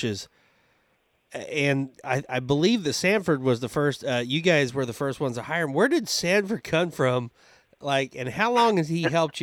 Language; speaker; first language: English; native; English